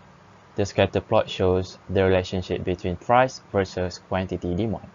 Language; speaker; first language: English; non-native, local second language; Malay